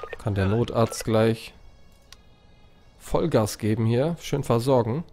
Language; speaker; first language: German; native; German